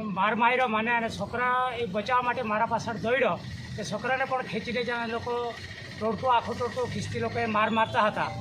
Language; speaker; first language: Gujarati; non-native, local second language; Bhili